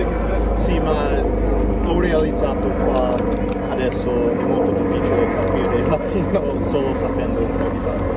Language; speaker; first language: Italian; non-native, learner; English